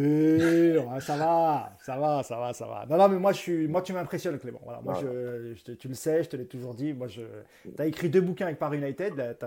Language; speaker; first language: French; native; French